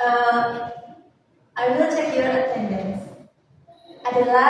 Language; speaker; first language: English; non-native, learner; Indonesian